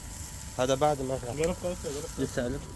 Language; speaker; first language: Arabic; native; Arabic